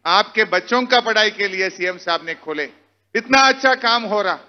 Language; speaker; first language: Hindi; non-native, local second language; Telugu